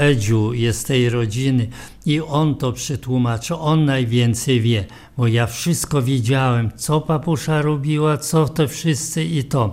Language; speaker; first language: Polish; non-native, local second language; Romany